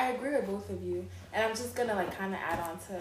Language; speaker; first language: English; non-native, local second language; Akan